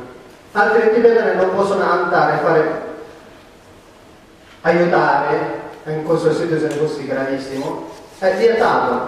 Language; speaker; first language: Italian; non-native, learner; Tibetan